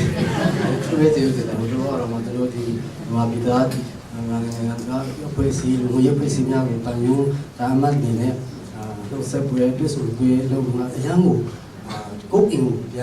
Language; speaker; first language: Burmese; non-native, local second language; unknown